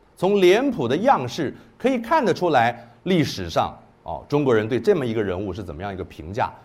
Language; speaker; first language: Chinese; native; Chinese